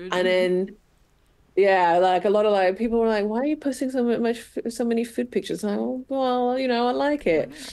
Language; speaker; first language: English; non-native, fluent; Portuguese